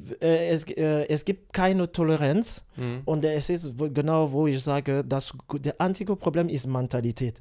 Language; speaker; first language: German; non-native, learner; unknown